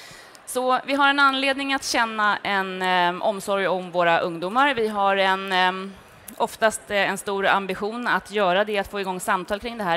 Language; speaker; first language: Swedish; native; Swedish